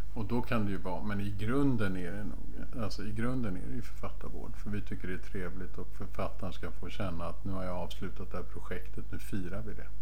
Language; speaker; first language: Swedish; native; Swedish